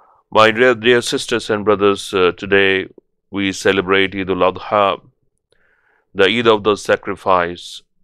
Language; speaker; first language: English; non-native, local second language; Urdu